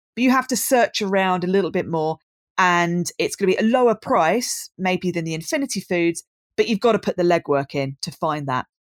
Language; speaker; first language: English; native; English